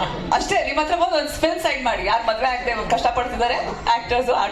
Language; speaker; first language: Kannada; native; Kannada